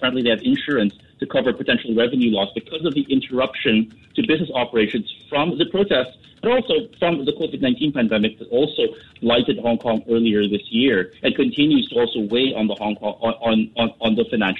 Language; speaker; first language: English; non-native, local second language; Filipino